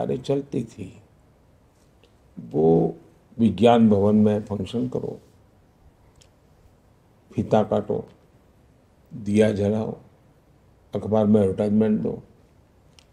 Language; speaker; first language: Hindi; non-native, local second language; Gujarati